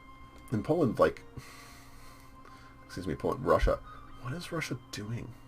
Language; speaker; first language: English; native; English